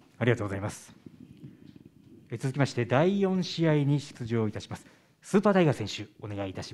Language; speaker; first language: Japanese; native; Japanese